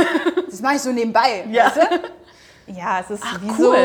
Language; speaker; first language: German; native; German